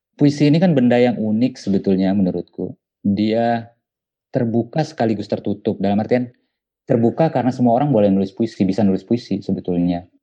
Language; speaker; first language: Indonesian; non-native, local second language; Buginese